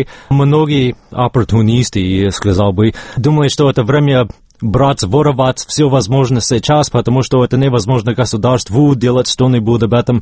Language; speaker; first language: Russian; non-native, fluent; English